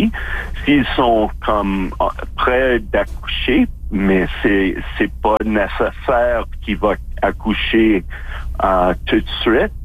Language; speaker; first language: French; non-native, fluent; English